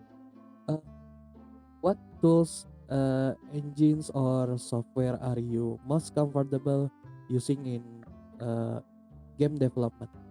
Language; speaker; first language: English; non-native, learner; Indonesian